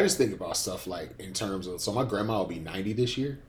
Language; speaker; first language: English; native; English